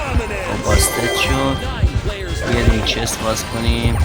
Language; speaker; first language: Persian; native; Persian